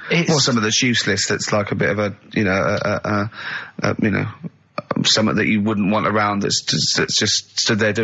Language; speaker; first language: English; native; English